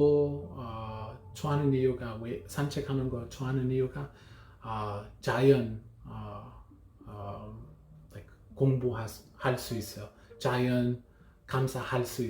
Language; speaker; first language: Korean; non-native, learner; English